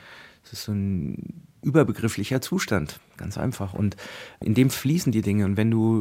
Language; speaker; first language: German; native; German